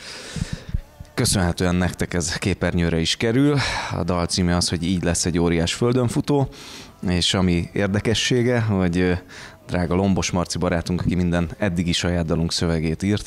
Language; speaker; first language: Hungarian; native; Hungarian